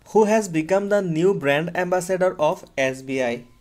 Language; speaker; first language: English; non-native, local second language; Assamese